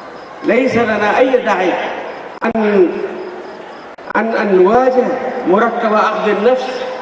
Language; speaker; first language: Arabic; non-native, fluent; Urdu